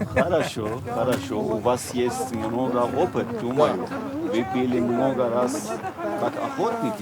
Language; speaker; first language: Russian; non-native, learner; Persian